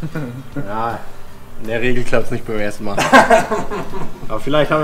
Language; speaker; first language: German; native; German